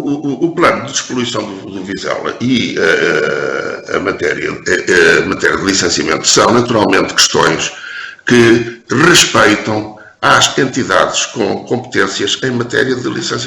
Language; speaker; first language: Portuguese; native; Portuguese